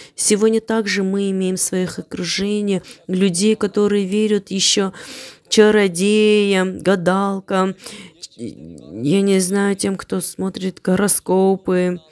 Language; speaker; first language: Russian; non-native, fluent; Armenian